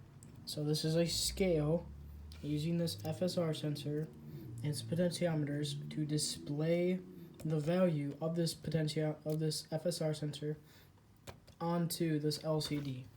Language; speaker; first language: English; native; English